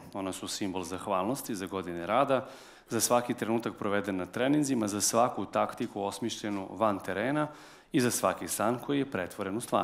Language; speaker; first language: Serbian; native; Serbian